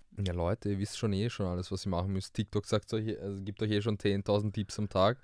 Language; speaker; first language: German; early bilingual, other home language; English